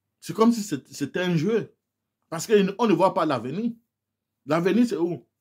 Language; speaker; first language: French; non-native, local second language; English